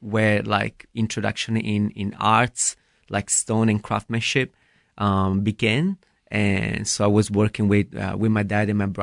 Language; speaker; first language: English; non-native, fluent; Italian